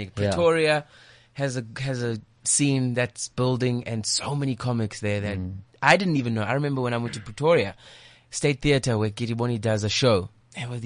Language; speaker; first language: English; non-native, local second language; Xhosa